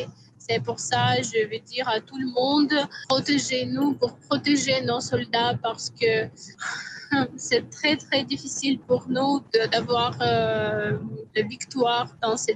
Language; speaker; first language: French; non-native, fluent; Russian